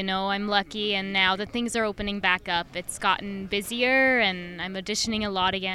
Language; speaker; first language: English; non-native, fluent; French